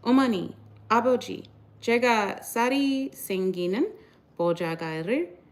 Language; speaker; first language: Korean; non-native, learner; English